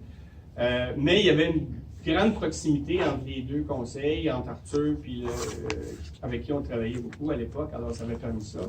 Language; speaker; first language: French; native; French